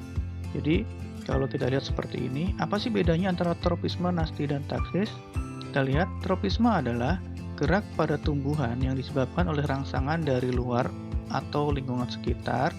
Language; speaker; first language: Indonesian; native; Indonesian